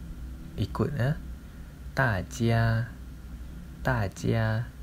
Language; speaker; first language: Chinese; non-native, local second language; Malay